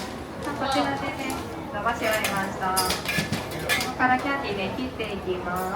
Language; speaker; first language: Japanese; native; Japanese